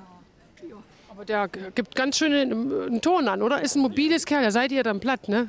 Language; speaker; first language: German; native; German